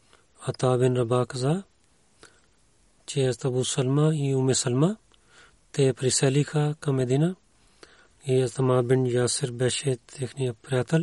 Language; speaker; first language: Bulgarian; non-native, learner; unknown